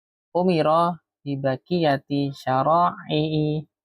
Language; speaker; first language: Arabic; non-native, fluent; Indonesian